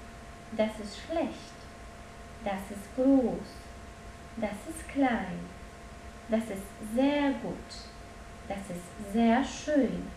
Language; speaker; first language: German; non-native, fluent; Polish